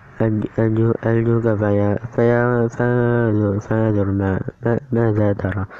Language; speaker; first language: Arabic; non-native, learner; Indonesian